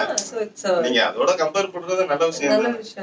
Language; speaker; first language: Tamil; native; Tamil